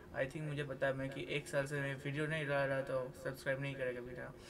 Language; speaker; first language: Hindi; non-native, local second language; Bangla